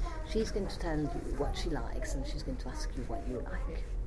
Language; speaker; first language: English; native; English